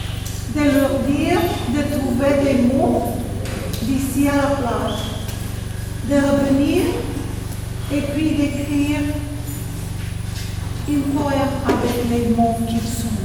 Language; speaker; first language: French; non-native, fluent; Spanish